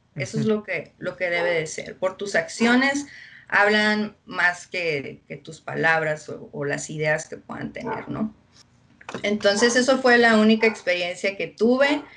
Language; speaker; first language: Spanish; early bilingual, heritage; Spanish